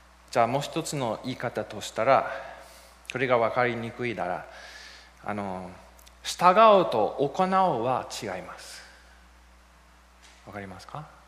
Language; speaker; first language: Japanese; non-native, fluent; English